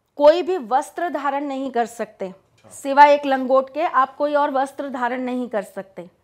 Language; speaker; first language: Hindi; native; Hindi